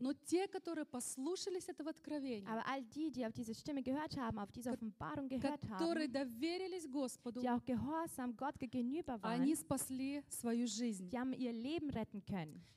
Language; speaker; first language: German; non-native, local second language; Russian